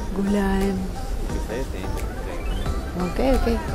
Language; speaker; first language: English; non-native, learner; Russian